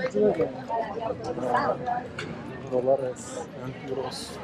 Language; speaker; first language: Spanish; non-native, learner; Turkish